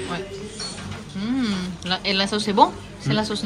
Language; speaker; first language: French; non-native, learner; Indonesian